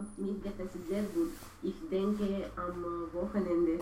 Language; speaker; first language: German; non-native, learner; Romanian